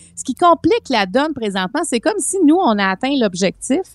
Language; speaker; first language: French; native; French